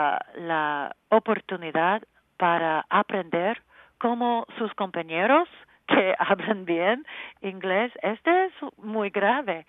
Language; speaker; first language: Spanish; non-native, learner; English